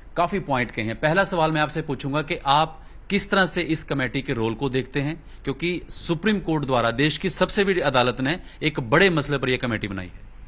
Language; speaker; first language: Hindi; non-native, local second language; Punjabi